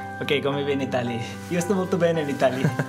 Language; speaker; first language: Italian; non-native, learner; Bangla